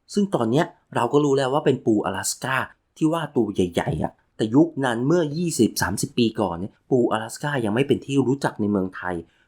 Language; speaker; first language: Thai; native; Thai